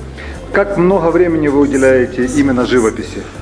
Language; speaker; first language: Russian; native; Russian